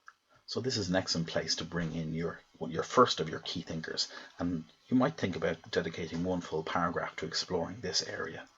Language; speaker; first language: English; native; English